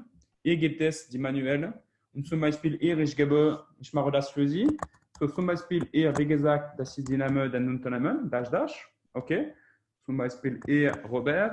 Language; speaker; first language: German; non-native, learner; French